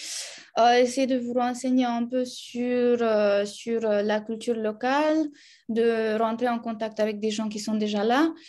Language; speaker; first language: French; non-native, fluent; Romanian